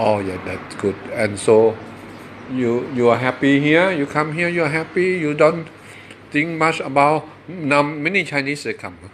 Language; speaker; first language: English; non-native, learner; Thai